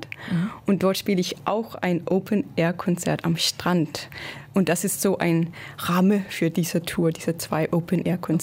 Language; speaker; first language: German; non-native, fluent; Danish